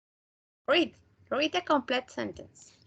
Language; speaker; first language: English; non-native, fluent; Spanish